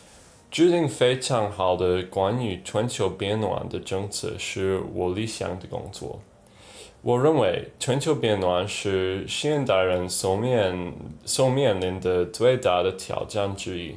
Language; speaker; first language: Chinese; non-native, learner; English